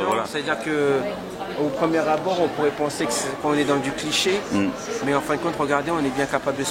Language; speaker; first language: French; native; French